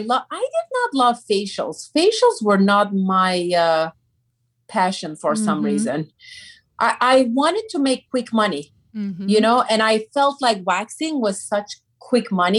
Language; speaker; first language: English; non-native, fluent; Turkish